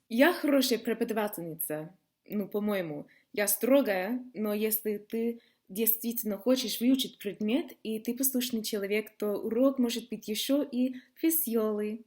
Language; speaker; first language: Russian; non-native, fluent; English